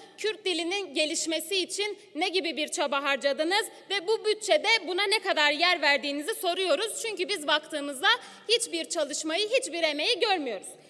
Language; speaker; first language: Turkish; non-native, local second language; Kurdish